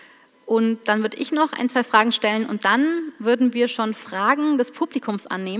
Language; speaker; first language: German; native; German